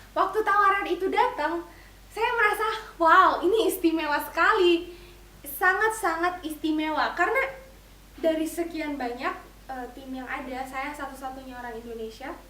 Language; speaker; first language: Indonesian; native; Indonesian